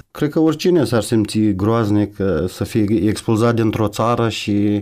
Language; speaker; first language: Romanian; native; Romanian